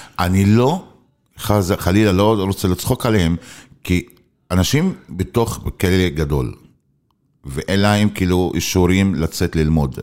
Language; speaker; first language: Hebrew; non-native, local second language; Arabic